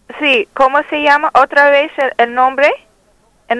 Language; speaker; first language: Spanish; non-native, learner; English